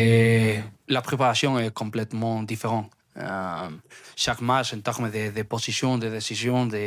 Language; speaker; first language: French; non-native, learner; Spanish